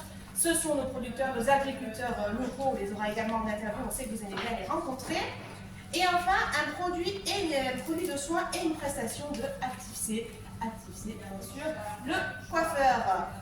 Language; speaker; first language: French; native; French